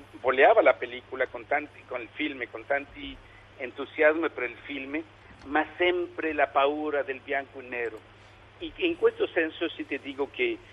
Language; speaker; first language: Italian; non-native, learner; Spanish